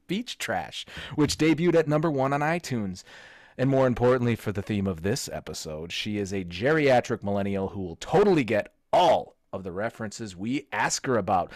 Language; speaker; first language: English; native; English